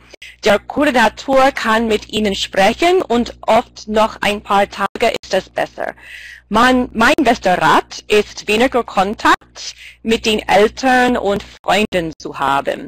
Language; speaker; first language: German; non-native, fluent; English